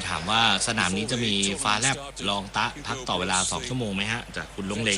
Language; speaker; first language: Thai; native; Thai